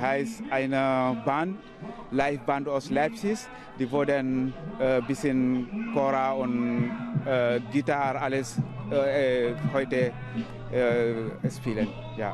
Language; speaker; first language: German; non-native, learner; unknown